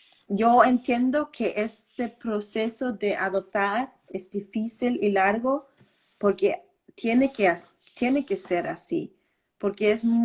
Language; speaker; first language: Spanish; non-native, fluent; Danish